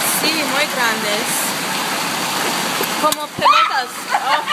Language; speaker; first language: Spanish; non-native, learner; English